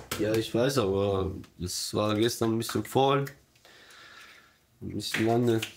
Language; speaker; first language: German; non-native, learner; Turkish